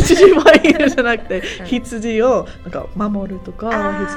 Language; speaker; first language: Japanese; non-native, learner; English